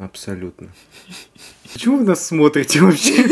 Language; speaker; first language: Russian; native; Russian